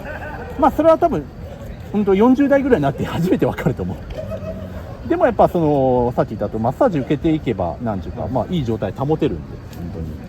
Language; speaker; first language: Japanese; native; Japanese